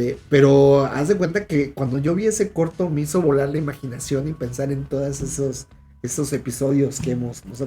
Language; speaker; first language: Spanish; native; Spanish